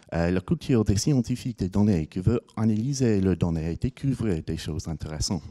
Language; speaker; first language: French; non-native, fluent; English